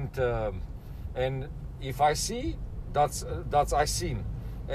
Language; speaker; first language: English; non-native, learner; Armenian